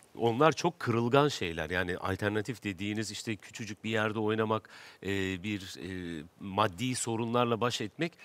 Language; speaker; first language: Turkish; native; Turkish